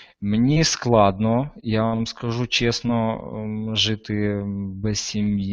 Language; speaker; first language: Ukrainian; non-native, local second language; Russian